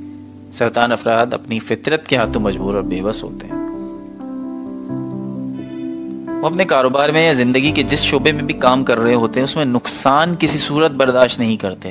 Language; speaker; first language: Urdu; native; Urdu